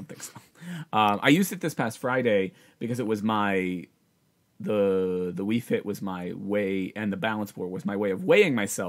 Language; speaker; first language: English; native; English